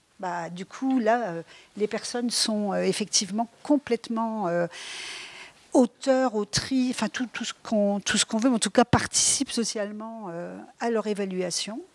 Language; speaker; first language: French; native; French